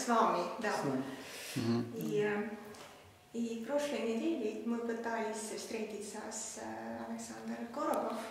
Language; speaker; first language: Russian; non-native, local second language; Estonian